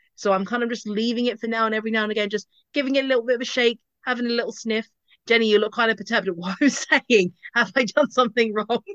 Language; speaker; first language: English; native; English